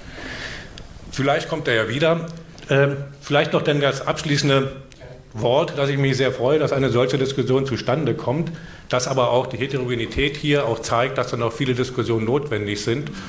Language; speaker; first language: German; native; German